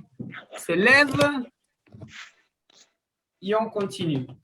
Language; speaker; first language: French; non-native, learner; Portuguese